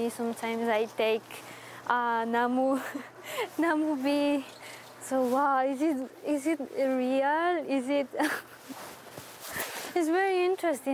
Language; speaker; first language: English; non-native, learner; Spanish